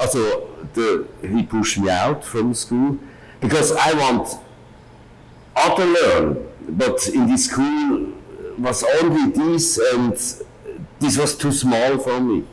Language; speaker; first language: English; non-native, learner; German